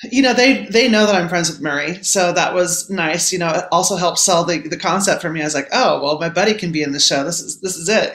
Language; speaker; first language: English; native; English